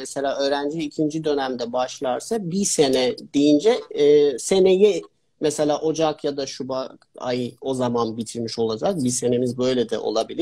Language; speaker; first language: Turkish; non-native, fluent; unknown